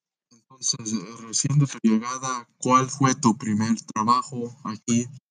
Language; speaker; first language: Spanish; early bilingual, heritage; Spanish